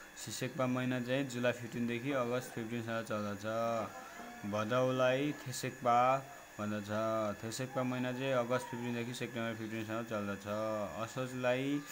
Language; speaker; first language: Nepali; non-native, local second language; Limbu